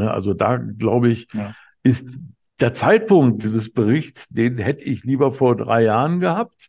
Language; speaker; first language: German; native; German